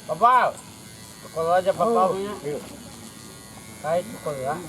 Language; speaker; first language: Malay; non-native, local second language; Sundanese